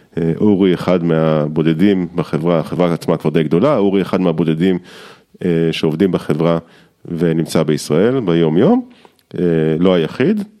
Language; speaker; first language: Hebrew; native; Hebrew